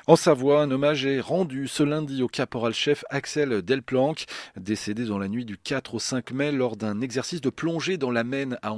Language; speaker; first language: French; native; French